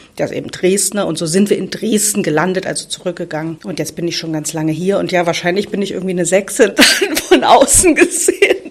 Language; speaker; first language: German; native; German